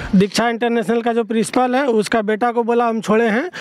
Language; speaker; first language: Hindi; native; Hindi